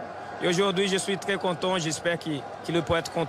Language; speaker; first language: French; non-native, fluent; Portuguese